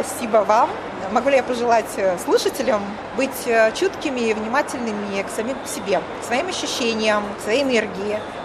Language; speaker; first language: Russian; native; Russian